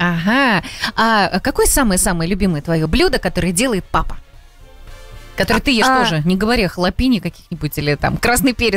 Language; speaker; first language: Russian; native; Russian